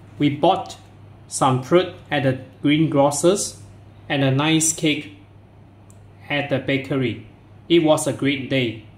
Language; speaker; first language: English; non-native, local second language; Chinese